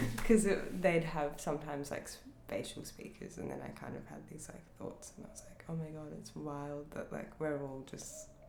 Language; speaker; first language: English; native; English